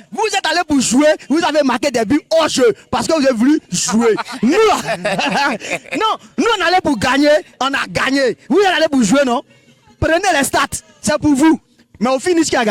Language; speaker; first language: French; non-native, local second language; Wolof